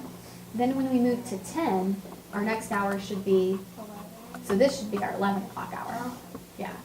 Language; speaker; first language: English; native; English